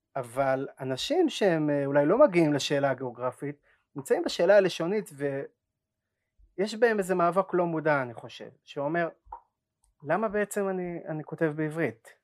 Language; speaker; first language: Hebrew; early bilingual, other home language; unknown